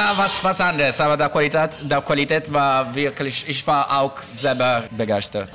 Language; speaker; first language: German; non-native, learner; Italian